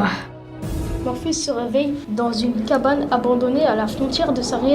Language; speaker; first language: French; native; French